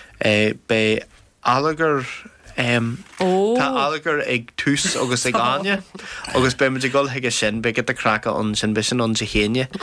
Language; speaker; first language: Irish; non-native, local second language; English